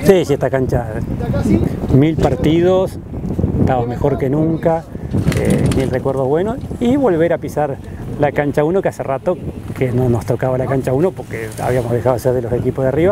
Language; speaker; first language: Spanish; native; Spanish